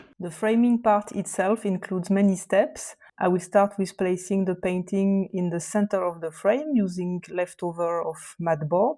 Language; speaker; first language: English; non-native, fluent; French